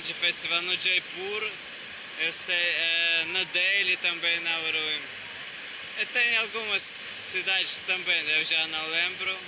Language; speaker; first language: Portuguese; non-native, learner; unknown